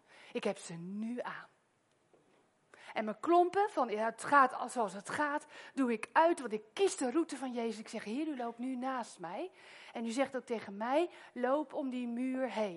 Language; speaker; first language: Dutch; native; Dutch